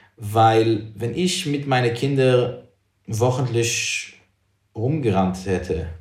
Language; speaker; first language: German; non-native, fluent; English